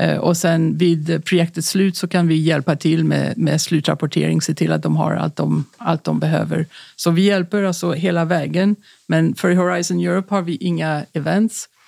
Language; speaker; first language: Swedish; non-native, fluent; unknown